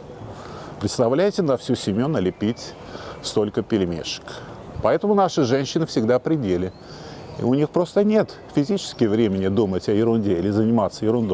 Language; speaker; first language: Russian; native; Russian